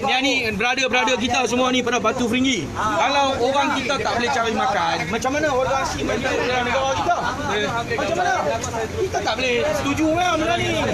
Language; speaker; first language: Malay; native; Malay